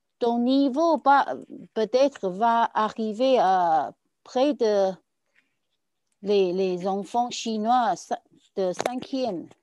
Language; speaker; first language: French; non-native, fluent; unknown